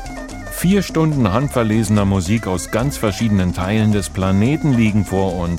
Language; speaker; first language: German; native; German